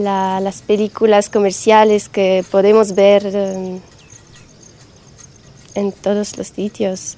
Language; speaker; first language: Spanish; non-native, learner; French